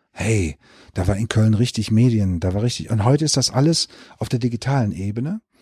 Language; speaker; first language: German; native; German